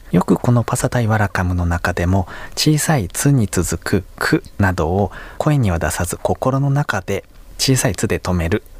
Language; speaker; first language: Japanese; native; Japanese